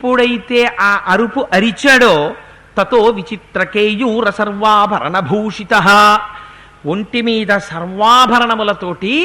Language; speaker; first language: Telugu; native; Telugu